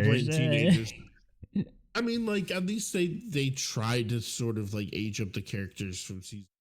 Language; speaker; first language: English; native; English